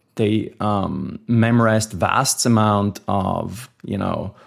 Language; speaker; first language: English; non-native, fluent; German